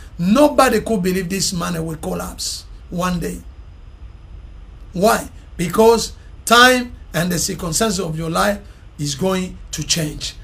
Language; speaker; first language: English; non-native, fluent; Lingala